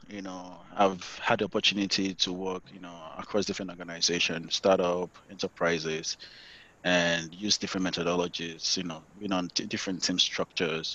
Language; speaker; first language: English; non-native, local second language; Yoruba